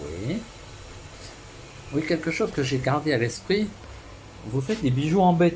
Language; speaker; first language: French; native; French